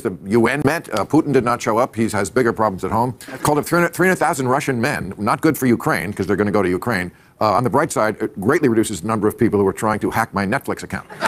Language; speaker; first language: English; native; English